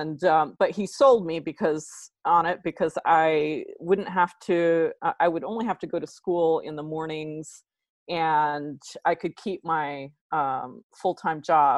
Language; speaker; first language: English; early bilingual, other home language; Pennsylvania German